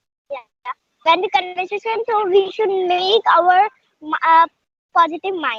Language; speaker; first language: English; non-native, learner; Hindi